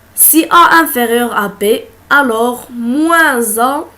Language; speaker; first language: French; non-native, local second language; Arabic